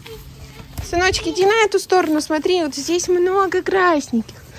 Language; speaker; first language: Russian; native; Russian